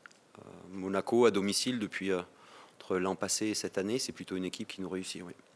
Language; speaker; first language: French; native; French